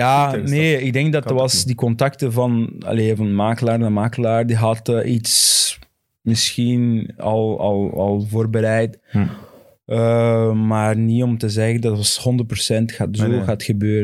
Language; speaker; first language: Dutch; non-native, fluent; Portuguese